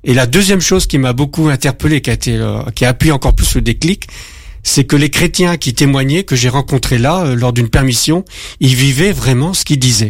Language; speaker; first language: French; native; French